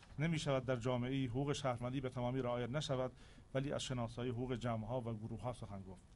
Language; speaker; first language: Persian; non-native, local second language; Central Kurdish